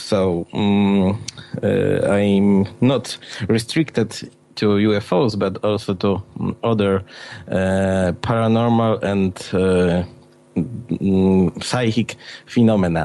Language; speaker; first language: English; non-native, fluent; Polish